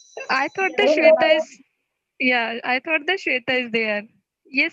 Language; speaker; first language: English; non-native, learner; Hindi